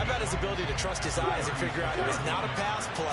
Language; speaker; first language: English; native; English